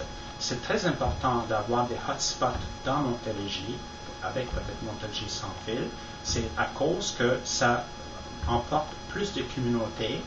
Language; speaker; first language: French; non-native, fluent; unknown